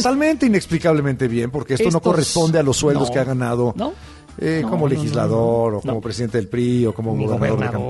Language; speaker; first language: Spanish; native; Spanish